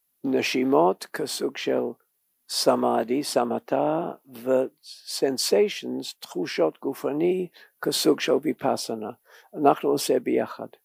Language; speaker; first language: Hebrew; non-native, learner; English